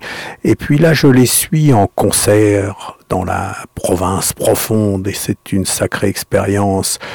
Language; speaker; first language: French; native; French